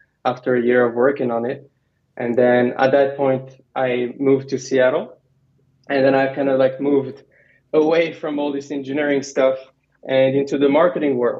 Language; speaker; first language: English; non-native, fluent; Arabic